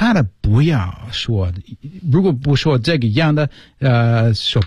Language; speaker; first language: Chinese; non-native, fluent; English